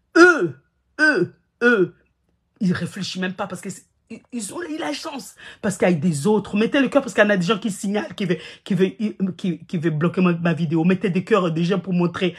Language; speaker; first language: French; non-native, local second language; Ngazidja Comorian